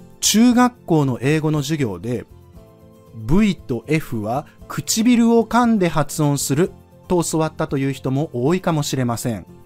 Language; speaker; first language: Japanese; native; Japanese